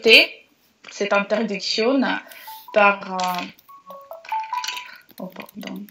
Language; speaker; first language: French; non-native, learner; Russian